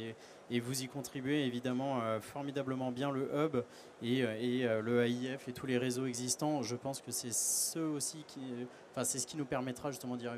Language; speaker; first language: French; native; French